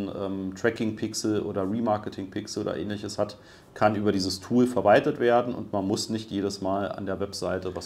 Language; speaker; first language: German; native; German